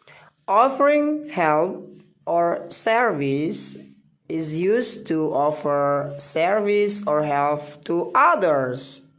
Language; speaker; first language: English; non-native, fluent; Indonesian